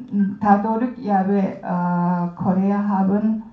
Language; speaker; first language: German; non-native, learner; Korean